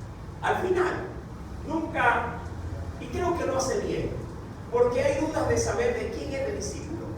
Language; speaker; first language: Spanish; native; Spanish